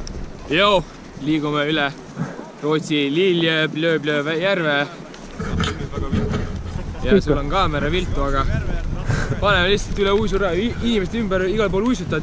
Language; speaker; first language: Estonian; native; Estonian